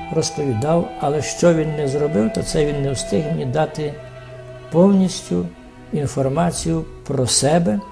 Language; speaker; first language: Ukrainian; native; Ukrainian